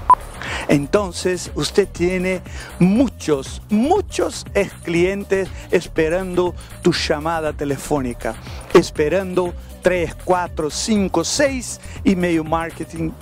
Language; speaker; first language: Spanish; non-native, fluent; Portuguese